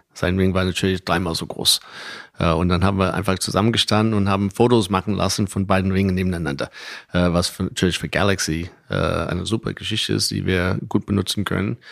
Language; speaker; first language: German; non-native, fluent; English